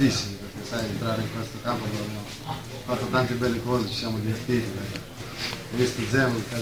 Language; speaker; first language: Italian; non-native, learner; Russian